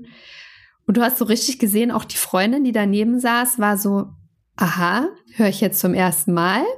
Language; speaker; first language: German; native; German